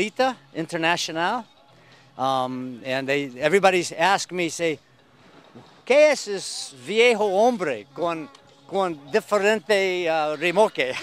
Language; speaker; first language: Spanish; non-native, learner; English